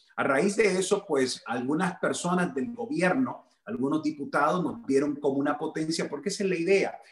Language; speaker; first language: Spanish; native; Spanish